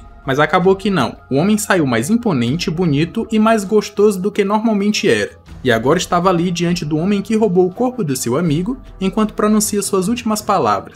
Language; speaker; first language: Portuguese; native; Portuguese